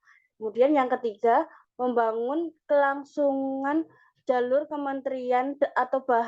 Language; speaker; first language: Indonesian; native; Indonesian